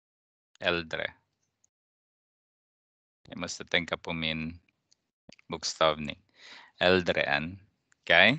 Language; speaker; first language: Swedish; non-native, fluent; Persian